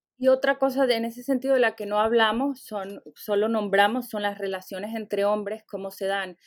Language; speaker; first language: Spanish; native; Spanish